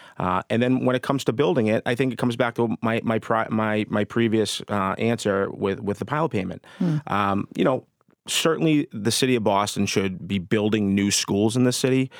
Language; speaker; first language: English; native; English